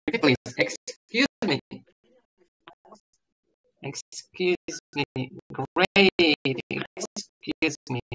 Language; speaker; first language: English; non-native, learner; Russian